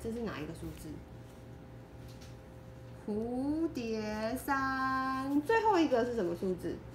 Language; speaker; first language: Chinese; native; Chinese